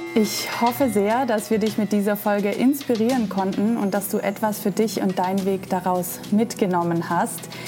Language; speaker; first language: German; non-native, fluent; English